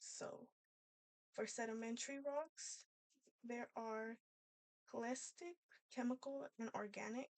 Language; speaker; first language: English; native; English